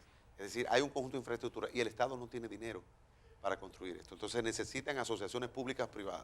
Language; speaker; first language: Spanish; native; Spanish